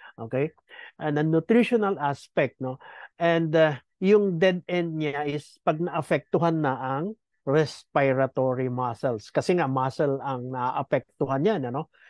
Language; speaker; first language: Filipino; native; Filipino